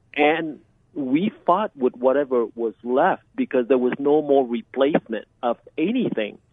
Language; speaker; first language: English; early bilingual, other home language; Vietnamese